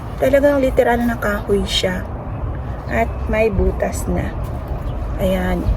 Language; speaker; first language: Filipino; native; Filipino